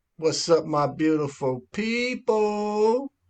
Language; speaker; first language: English; native; English